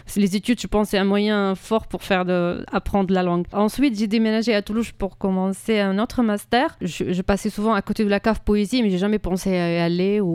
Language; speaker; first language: French; non-native, fluent; Arabic